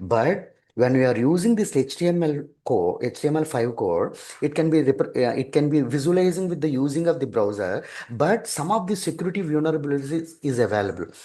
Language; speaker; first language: English; non-native, local second language; Telugu